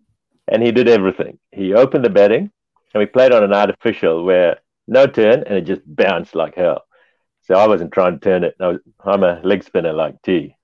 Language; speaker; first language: English; non-native, local second language; Tamil